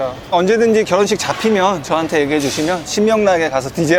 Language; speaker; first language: Korean; native; Korean